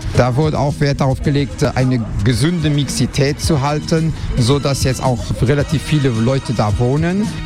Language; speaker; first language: German; non-native, local second language; Luxembourgish